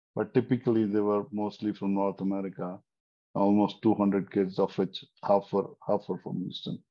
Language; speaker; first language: English; non-native, local second language; Hindi